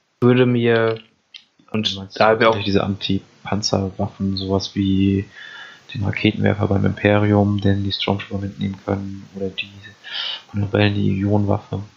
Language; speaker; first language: German; native; German